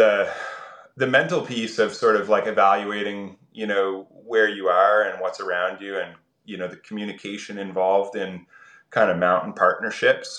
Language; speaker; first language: English; native; English